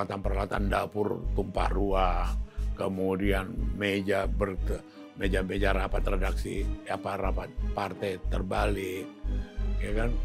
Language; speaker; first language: Indonesian; native; Indonesian